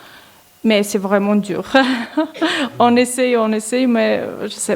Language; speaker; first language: French; non-native, learner; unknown